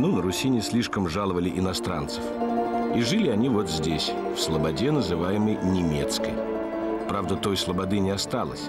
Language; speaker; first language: Russian; native; Russian